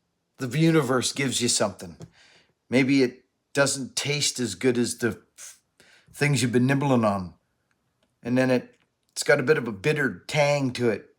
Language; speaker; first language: English; native; English